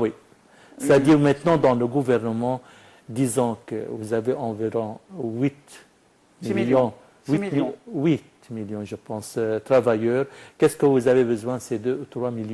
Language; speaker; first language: French; non-native, fluent; Arabic